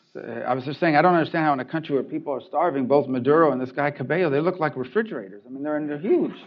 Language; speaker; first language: English; early bilingual, other home language; Spanish